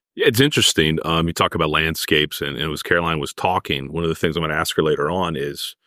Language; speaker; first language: English; native; English